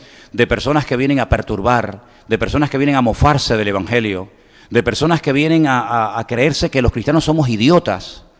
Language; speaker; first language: Spanish; native; Spanish